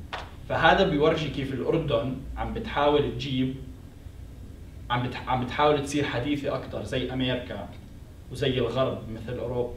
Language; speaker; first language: Arabic; native; Arabic